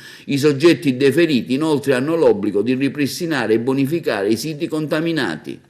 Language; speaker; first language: Italian; native; Italian